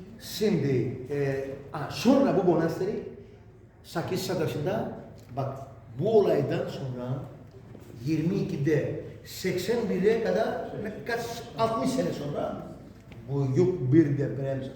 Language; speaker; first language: Turkish; non-native, learner; Greek